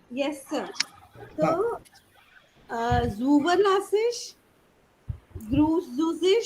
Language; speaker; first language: German; non-native, learner; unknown